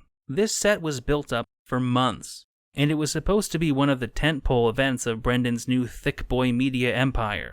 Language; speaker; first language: English; native; English